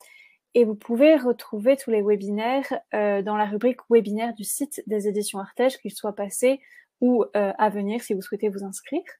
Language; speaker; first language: French; native; French